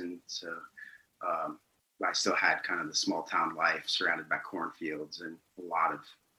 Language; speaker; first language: English; native; English